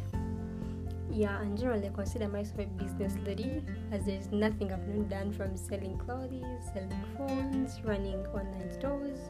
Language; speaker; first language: English; non-native, local second language; Ganda